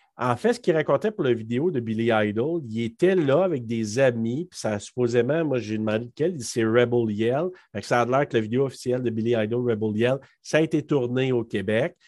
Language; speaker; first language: French; native; French